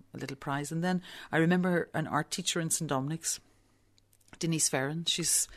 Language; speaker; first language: English; native; English